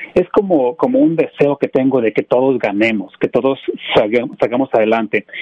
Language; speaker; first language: Spanish; native; Spanish